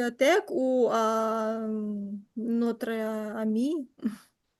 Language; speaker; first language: French; non-native, learner; Ukrainian